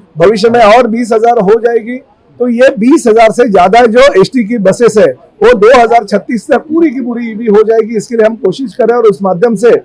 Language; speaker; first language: Hindi; non-native, local second language; Marathi